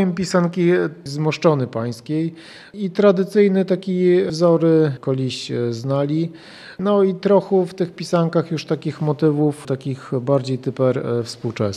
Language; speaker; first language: Polish; non-native, local second language; Ukrainian